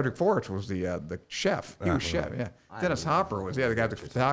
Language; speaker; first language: English; native; English